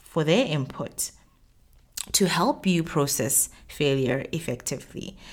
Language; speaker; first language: English; non-native, local second language; Tswana